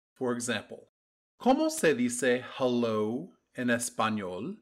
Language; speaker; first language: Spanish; non-native, fluent; English